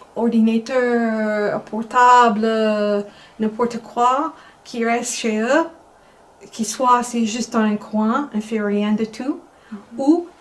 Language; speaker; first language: French; non-native, fluent; English